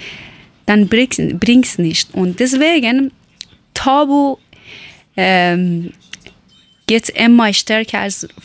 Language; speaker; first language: German; non-native, learner; Persian